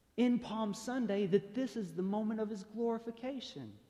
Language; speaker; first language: English; native; English